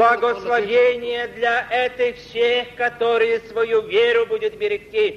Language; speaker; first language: Russian; non-native, fluent; Polish